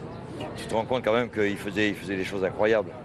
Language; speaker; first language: French; native; French